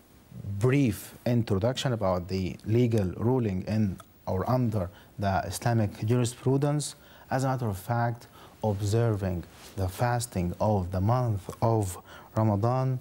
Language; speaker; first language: English; non-native, fluent; Arabic